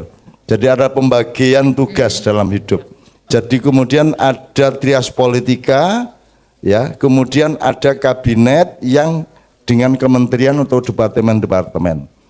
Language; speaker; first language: Indonesian; non-native, local second language; Javanese